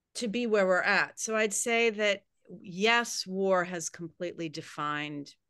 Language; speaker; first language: English; native; English